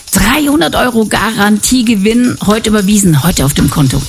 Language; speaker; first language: German; native; German